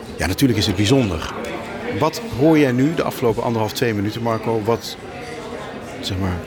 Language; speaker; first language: Dutch; native; Dutch